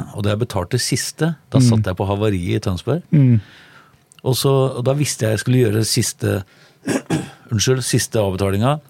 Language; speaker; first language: Norwegian; native; Norwegian